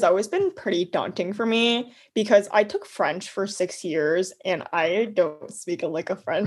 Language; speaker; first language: English; native; English